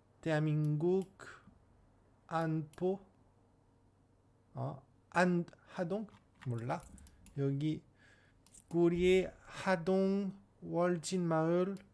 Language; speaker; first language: Korean; non-native, learner; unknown